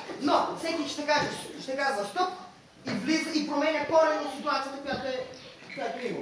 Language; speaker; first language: Bulgarian; native; Bulgarian